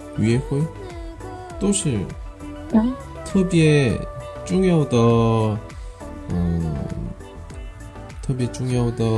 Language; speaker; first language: Chinese; non-native, learner; Korean